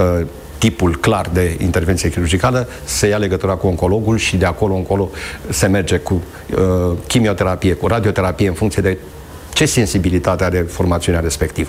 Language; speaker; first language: Romanian; native; Romanian